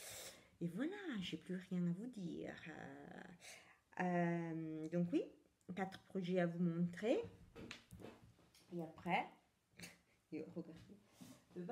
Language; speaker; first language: French; non-native, fluent; Italian